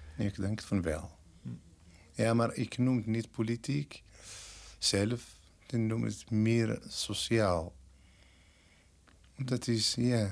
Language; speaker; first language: Dutch; non-native, learner; Berber languages